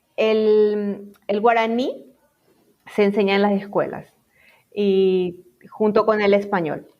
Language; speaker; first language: Spanish; native; Spanish